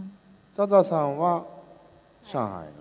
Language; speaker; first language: Japanese; native; Japanese